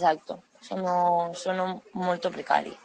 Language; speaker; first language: Italian; non-native, learner; Spanish